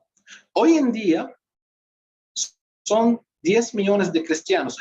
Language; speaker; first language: Spanish; non-native, fluent; Arabic